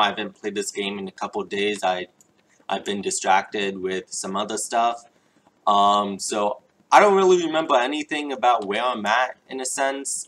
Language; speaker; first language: English; native; English